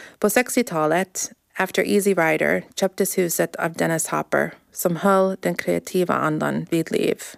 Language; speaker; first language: Swedish; early bilingual, heritage; English